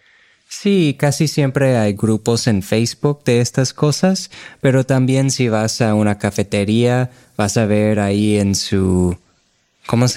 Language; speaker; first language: Spanish; non-native, fluent; English